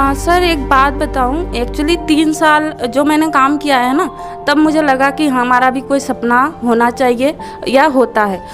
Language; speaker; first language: Hindi; non-native, local second language; Assamese